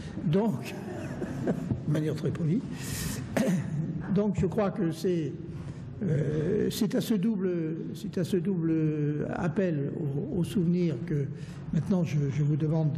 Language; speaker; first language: French; native; French